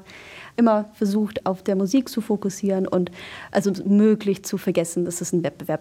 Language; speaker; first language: German; non-native, fluent; English